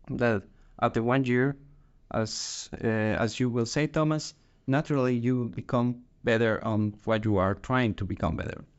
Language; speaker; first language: English; non-native, fluent; Spanish